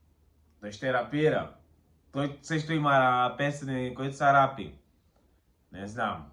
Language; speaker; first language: Bulgarian; non-native, learner; Portuguese